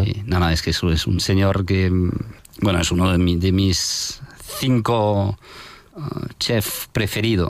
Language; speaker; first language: Spanish; non-native, fluent; French